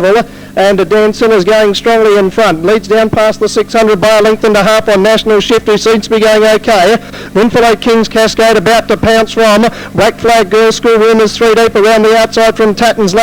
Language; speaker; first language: English; native; English